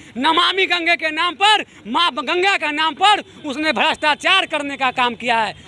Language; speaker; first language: Hindi; native; Hindi